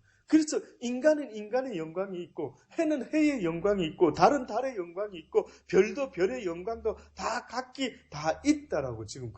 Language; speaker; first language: Korean; native; Korean